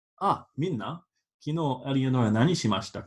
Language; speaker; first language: Japanese; non-native, fluent; English